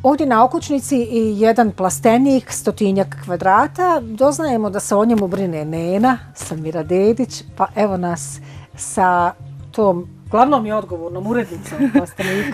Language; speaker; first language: Croatian; native; Croatian